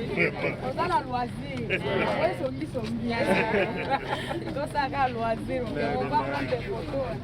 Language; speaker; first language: French; non-native, local second language; Lingala